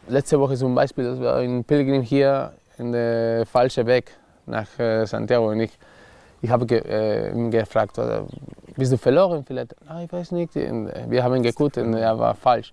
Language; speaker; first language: German; non-native, learner; Spanish